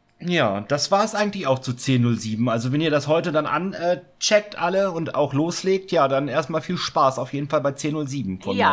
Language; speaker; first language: German; native; German